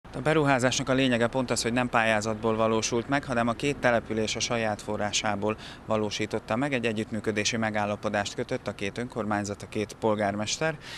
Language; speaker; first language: Hungarian; native; Hungarian